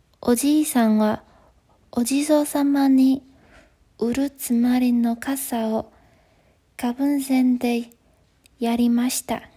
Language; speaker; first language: Japanese; non-native, learner; Chinese